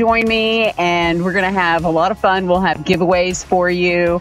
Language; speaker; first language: English; native; English